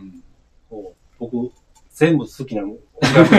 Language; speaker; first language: Japanese; non-native, fluent; Spanish